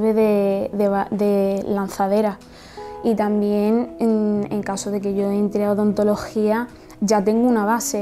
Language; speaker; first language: Spanish; early bilingual, other home language; Arabic